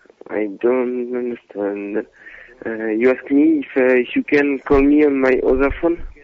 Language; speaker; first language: English; non-native, learner; French